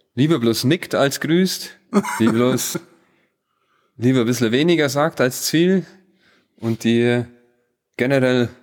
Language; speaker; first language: German; native; German